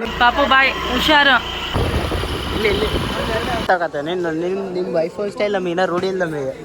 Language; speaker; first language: Kannada; native; Kannada